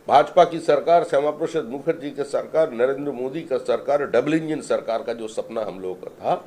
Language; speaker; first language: Hindi; non-native, local second language; Bangla